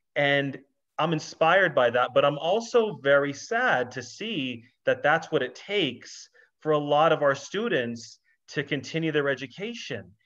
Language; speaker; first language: English; native; English